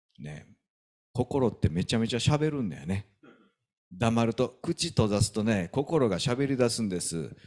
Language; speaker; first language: Japanese; native; Japanese